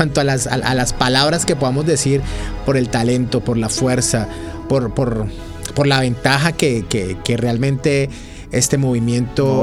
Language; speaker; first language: Spanish; native; Spanish